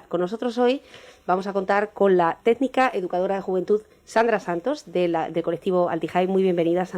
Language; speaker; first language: Spanish; native; Spanish